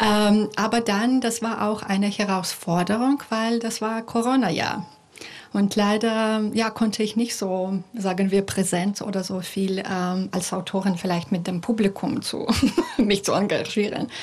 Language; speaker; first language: German; non-native, fluent; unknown